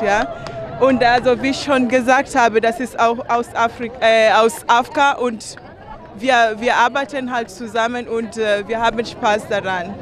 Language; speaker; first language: German; non-native, fluent; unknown